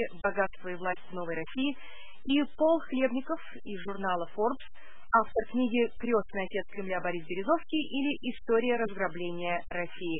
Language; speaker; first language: Russian; native; Russian